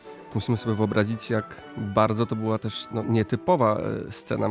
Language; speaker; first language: Polish; native; Polish